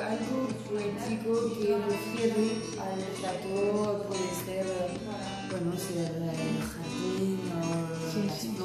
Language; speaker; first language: Spanish; non-native, fluent; French